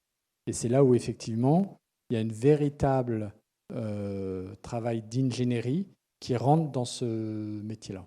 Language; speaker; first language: French; native; French